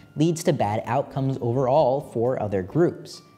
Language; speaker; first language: English; native; English